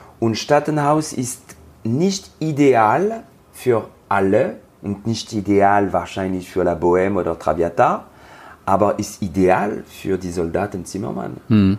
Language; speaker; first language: German; non-native, learner; French